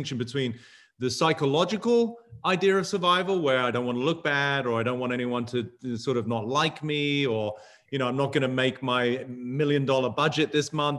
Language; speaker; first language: English; native; English